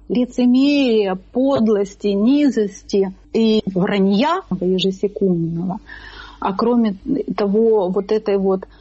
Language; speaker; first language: Russian; native; Russian